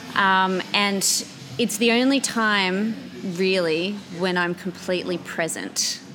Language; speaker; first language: English; native; English